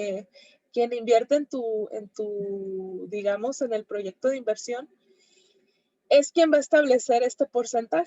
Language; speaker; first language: Spanish; native; Spanish